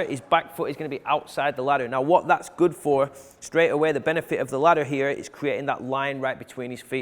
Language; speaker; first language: English; native; English